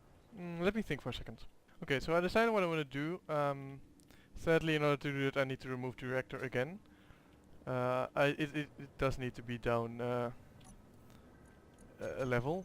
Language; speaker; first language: English; non-native, fluent; Dutch